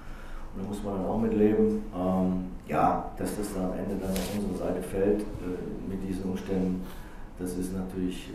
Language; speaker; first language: German; native; German